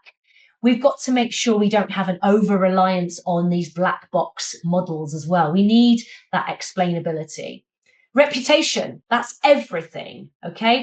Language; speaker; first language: English; native; English